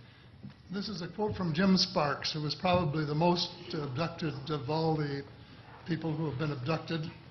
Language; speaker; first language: English; native; English